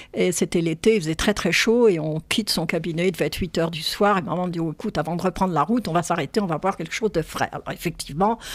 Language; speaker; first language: French; native; French